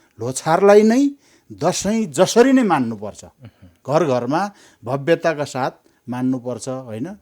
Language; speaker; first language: Nepali; non-native, local second language; Eastern Tamang